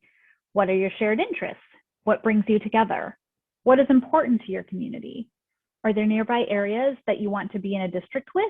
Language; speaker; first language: English; native; English